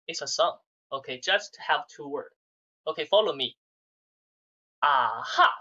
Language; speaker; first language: English; non-native, learner; Chinese